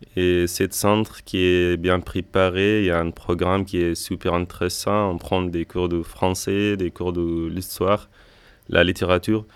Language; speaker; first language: French; non-native, fluent; Arabic